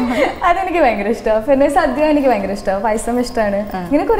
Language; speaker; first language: Malayalam; non-native, local second language; Hindi